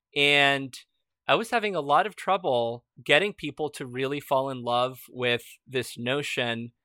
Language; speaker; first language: English; early bilingual, other home language; Spanish